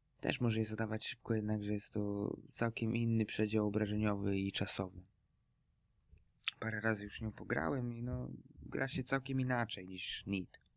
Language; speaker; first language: Polish; native; Polish